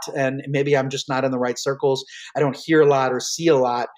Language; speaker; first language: English; early bilingual, other home language; Hindi